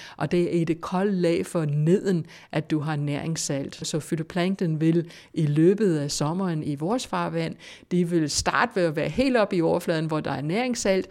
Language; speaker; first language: Danish; non-native, fluent; English